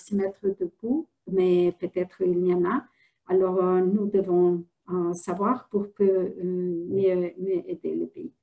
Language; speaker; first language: French; non-native, fluent; Spanish